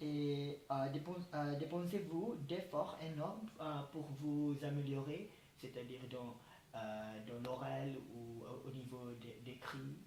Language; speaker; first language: French; non-native, learner; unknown